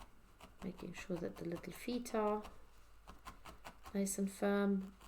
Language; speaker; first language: English; native; English